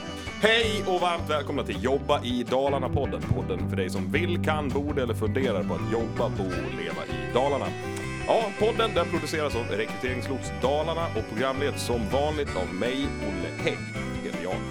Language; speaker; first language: Swedish; native; Swedish